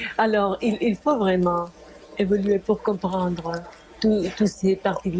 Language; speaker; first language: French; non-native, fluent; Spanish